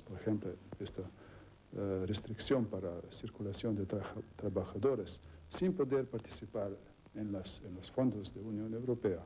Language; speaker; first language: Spanish; non-native, fluent; Slovenian